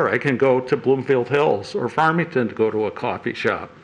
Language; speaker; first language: English; native; English